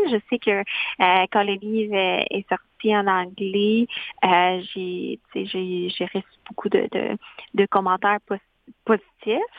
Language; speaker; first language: French; non-native, local second language; English